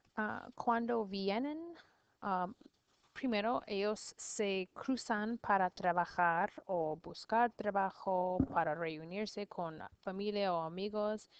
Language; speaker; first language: Spanish; non-native, learner; English